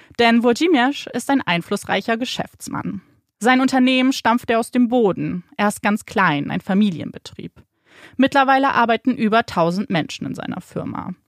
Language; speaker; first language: German; native; German